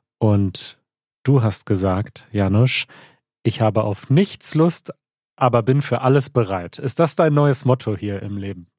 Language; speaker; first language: German; native; German